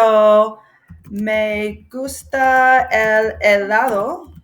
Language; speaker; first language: Spanish; non-native, fluent; English